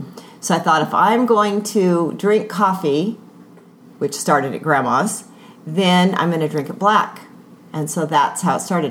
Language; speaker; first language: English; native; English